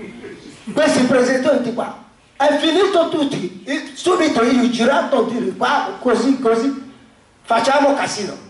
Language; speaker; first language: Italian; non-native, learner; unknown